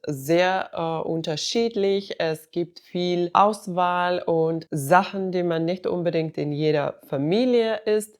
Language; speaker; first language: German; non-native, fluent; Finnish